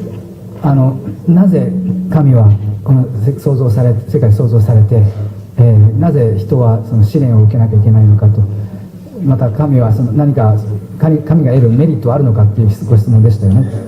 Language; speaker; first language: Japanese; native; Japanese